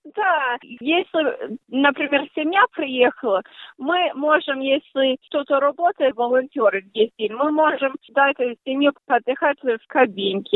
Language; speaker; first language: Russian; early bilingual, heritage; Russian